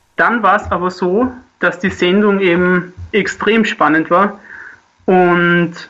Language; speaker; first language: German; native; German